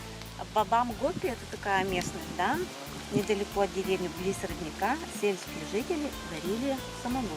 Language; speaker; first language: Russian; native; Russian